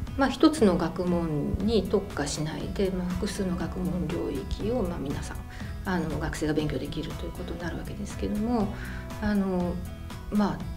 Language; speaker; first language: Japanese; non-native, fluent; Chinese